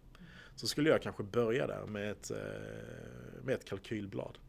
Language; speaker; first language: Swedish; native; Swedish